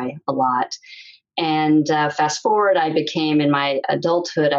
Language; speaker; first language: English; native; English